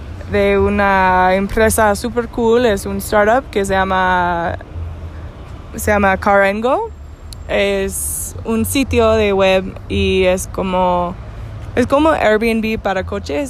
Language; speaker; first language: Spanish; non-native, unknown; English